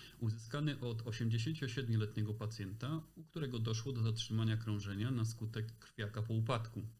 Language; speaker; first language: Polish; native; Polish